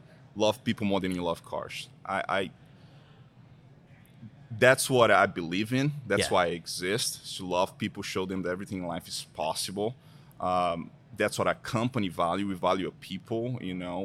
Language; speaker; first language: English; non-native, fluent; Portuguese